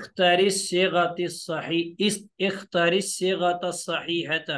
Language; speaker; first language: Arabic; non-native, fluent; Urdu